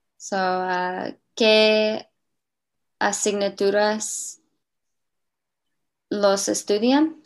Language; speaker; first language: Spanish; non-native, learner; English